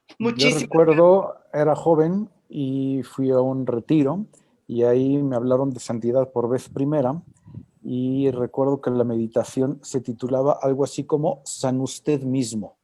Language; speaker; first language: Spanish; native; Spanish